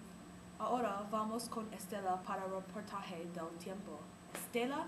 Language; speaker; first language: Spanish; non-native, learner; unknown